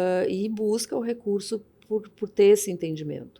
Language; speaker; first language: Portuguese; native; Portuguese